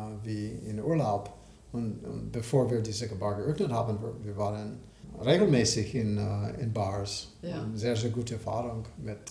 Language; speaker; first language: German; non-native, learner; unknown